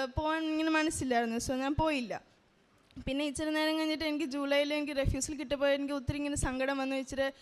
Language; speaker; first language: Malayalam; early bilingual, heritage; Malayalam